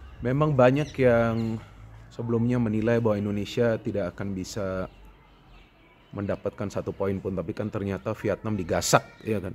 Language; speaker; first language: Indonesian; native; Indonesian